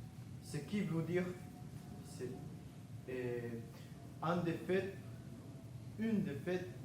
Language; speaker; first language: French; non-native, learner; Spanish